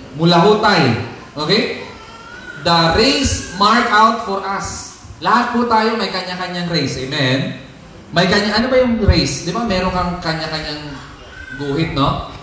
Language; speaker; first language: Filipino; non-native, local second language; Cebuano